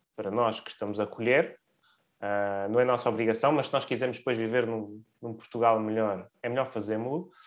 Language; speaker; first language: Portuguese; early bilingual, other home language; Russian